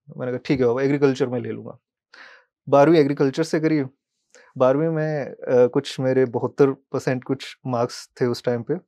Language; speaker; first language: Hindi; native; Hindi